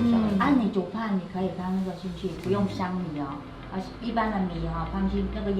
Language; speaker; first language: Chinese; non-native, learner; Vietnamese